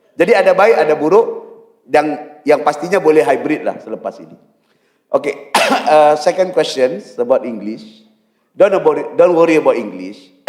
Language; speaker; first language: Malay; native; Malay